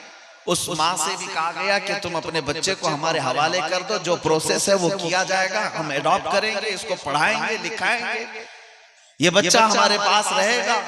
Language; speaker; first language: Urdu; native; Urdu